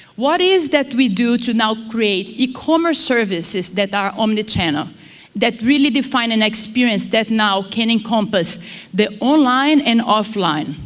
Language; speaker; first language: English; non-native, fluent; Portuguese